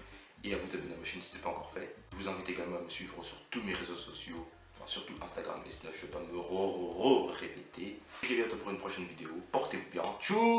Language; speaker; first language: French; native; French